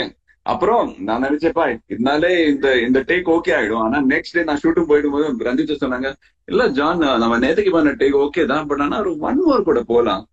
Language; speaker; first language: Tamil; non-native, fluent; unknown